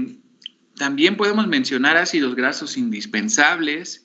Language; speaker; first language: Spanish; native; Spanish